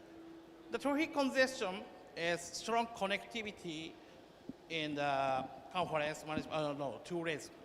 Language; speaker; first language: English; non-native, learner; Japanese